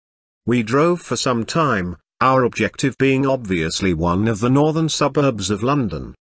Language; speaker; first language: English; non-native, fluent; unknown